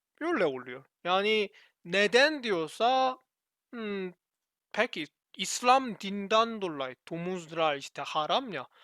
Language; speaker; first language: Turkish; non-native, learner; Korean